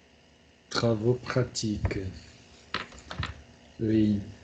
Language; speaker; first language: French; non-native, learner; Portuguese